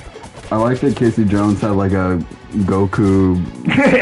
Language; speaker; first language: English; native; English